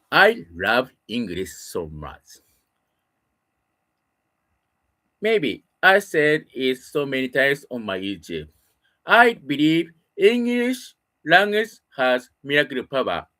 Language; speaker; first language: English; non-native, learner; Japanese